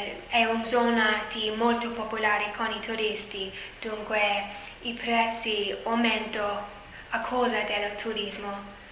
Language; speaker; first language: Italian; non-native, learner; English